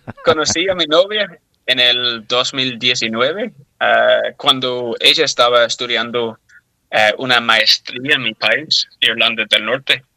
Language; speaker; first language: Spanish; non-native, fluent; English